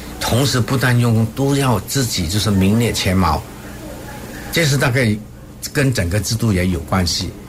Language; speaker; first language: Chinese; native; Chinese